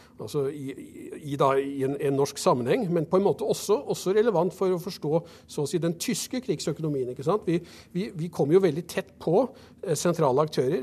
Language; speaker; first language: Norwegian; native; Norwegian